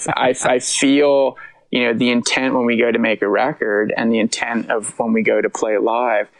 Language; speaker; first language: English; native; English